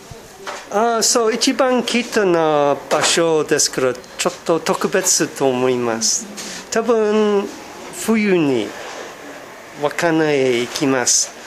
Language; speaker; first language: Japanese; non-native, learner; English